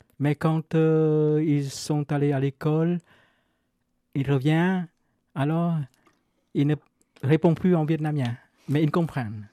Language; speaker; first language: French; non-native, fluent; Vietnamese